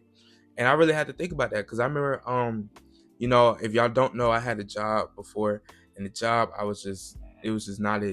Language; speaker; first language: English; native; English